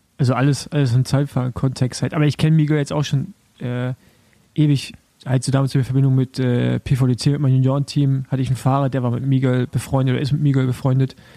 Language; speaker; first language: German; native; German